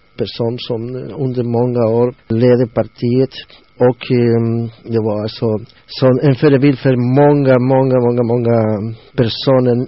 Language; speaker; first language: Swedish; non-native, learner; Spanish